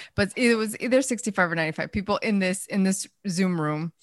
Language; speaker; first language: English; early bilingual, other home language; Spanish